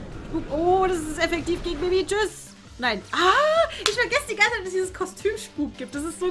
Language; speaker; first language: German; native; German